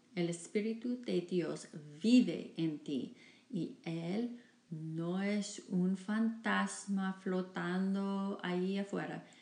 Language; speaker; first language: Spanish; non-native, fluent; English